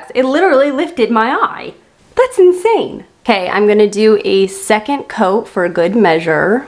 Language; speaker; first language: English; native; English